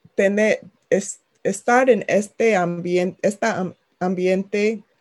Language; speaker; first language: Spanish; non-native, fluent; English